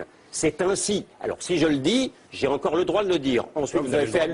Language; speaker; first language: French; native; French